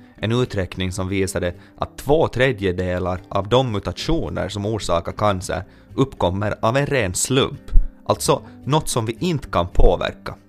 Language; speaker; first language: Swedish; native; Swedish